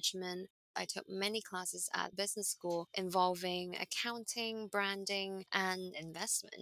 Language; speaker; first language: English; non-native, local second language; Cantonese